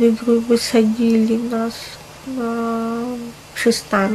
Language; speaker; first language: Polish; non-native, fluent; Russian